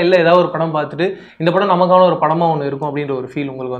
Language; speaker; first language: Tamil; native; Tamil